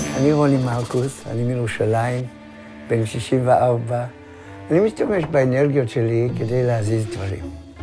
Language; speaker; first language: Hebrew; non-native, fluent; English